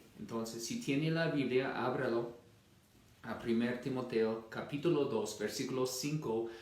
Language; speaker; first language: Spanish; non-native, fluent; English